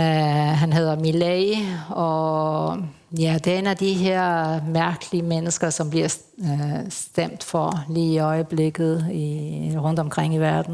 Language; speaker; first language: Danish; early bilingual, heritage; Spanish